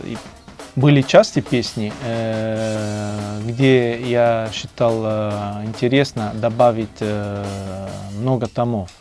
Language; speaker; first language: Russian; non-native, fluent; Italian